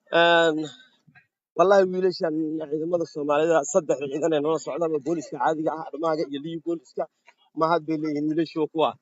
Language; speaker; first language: Somali; native; Somali